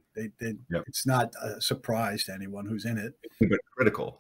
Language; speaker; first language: English; native; English